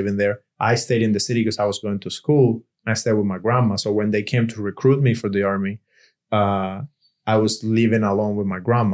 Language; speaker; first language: English; non-native, fluent; Spanish